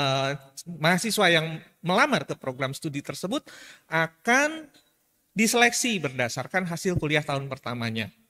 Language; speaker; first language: Indonesian; native; Indonesian